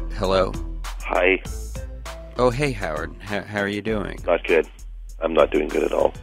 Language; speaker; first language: English; native; English